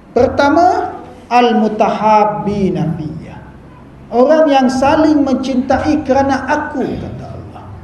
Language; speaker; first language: Malay; native; Malay